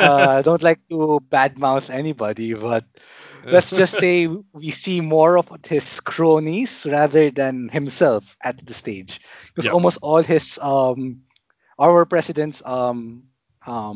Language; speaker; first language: English; non-native, local second language; Filipino